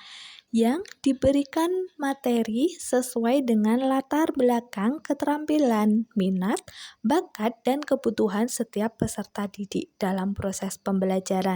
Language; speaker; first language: Indonesian; native; Indonesian